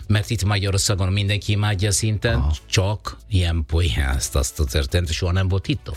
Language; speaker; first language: Hungarian; non-native, learner; Italian